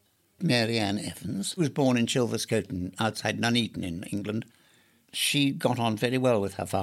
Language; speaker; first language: English; native; English